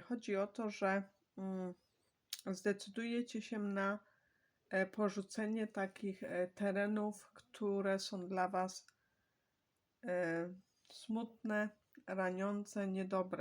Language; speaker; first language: Polish; native; Polish